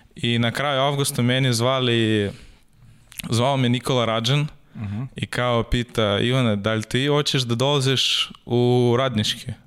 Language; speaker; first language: Serbian; non-native, learner; Russian